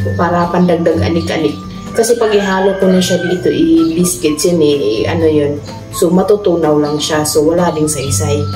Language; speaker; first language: Filipino; non-native, local second language; Cebuano